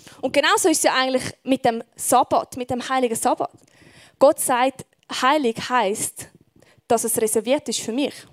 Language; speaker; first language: German; native; German